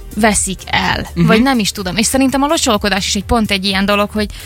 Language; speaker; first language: Hungarian; native; Hungarian